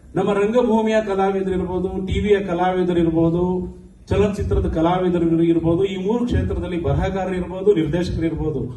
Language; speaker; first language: Kannada; non-native, local second language; Lambadi